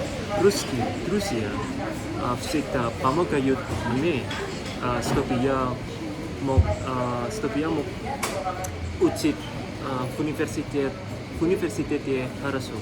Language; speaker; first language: Russian; non-native, learner; Indonesian